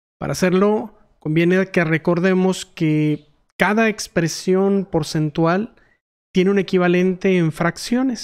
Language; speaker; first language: Spanish; native; Spanish